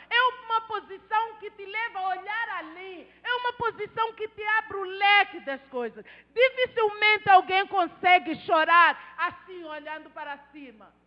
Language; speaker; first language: Portuguese; non-native, local second language; Tsonga